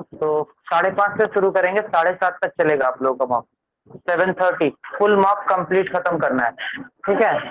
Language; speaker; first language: Hindi; native; Hindi